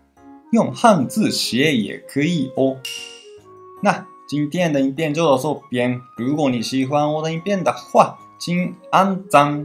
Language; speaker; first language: Chinese; non-native, fluent; Japanese